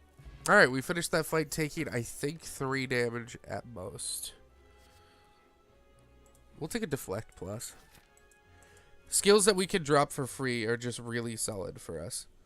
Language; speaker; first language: English; native; English